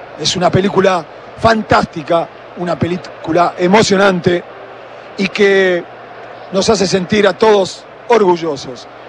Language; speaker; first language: Spanish; native; Spanish